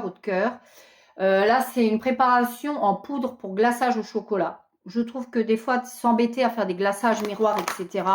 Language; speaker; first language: French; native; French